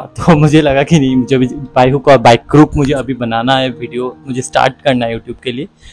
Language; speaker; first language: Hindi; non-native, local second language; Assamese